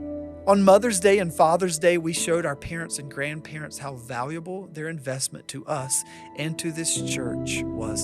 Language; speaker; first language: English; native; English